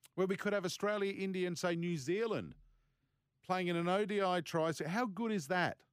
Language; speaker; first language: English; native; English